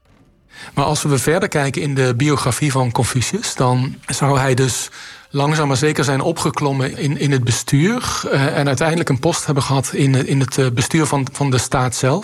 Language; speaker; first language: Dutch; native; Dutch